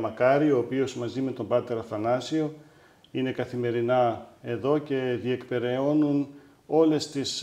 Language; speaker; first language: Greek; native; Greek